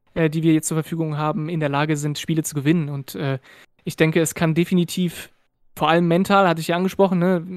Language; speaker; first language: German; non-native, fluent; French